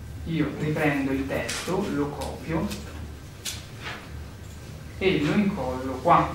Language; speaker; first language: Italian; native; Italian